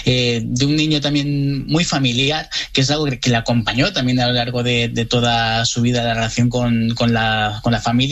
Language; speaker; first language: Spanish; native; Spanish